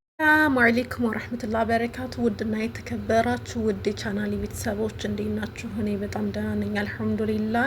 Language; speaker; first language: Amharic; native; Amharic